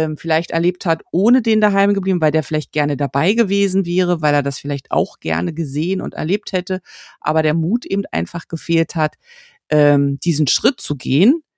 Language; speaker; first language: German; native; German